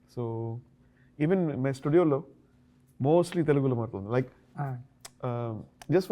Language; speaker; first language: Telugu; non-native, learner; Tamil